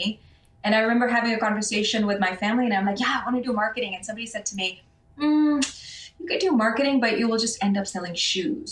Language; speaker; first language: English; non-native, local second language; Urdu